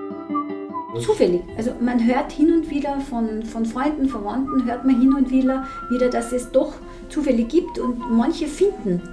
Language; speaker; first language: German; native; German